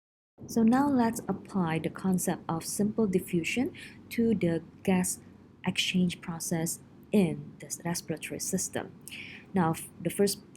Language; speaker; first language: English; non-native, fluent; Indonesian